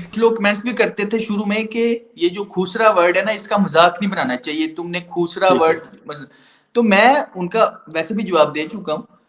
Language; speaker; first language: Urdu; non-native, local second language; Punjabi